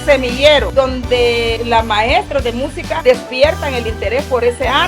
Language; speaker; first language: Spanish; native; Spanish